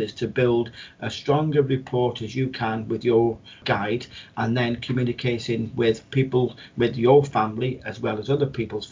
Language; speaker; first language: English; native; English